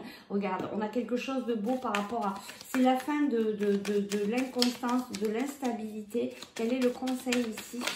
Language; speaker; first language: French; native; French